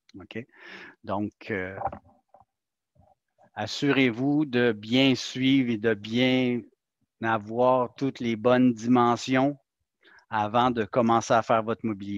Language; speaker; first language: French; native; French